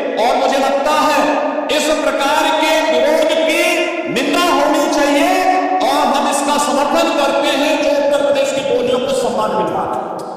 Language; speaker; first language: Hindi; native; Hindi